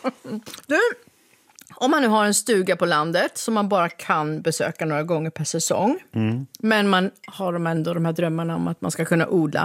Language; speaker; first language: Swedish; native; Swedish